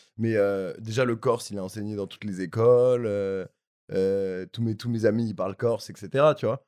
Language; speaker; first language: French; native; French